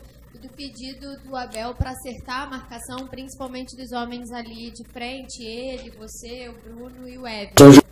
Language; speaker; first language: Portuguese; native; Portuguese